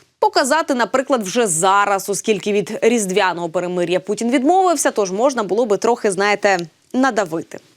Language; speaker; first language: Ukrainian; native; Ukrainian